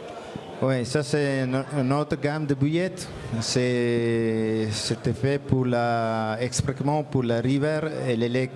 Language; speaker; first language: French; non-native, learner; Italian